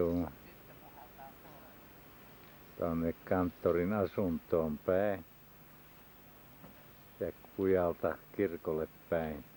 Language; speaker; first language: Finnish; native; Finnish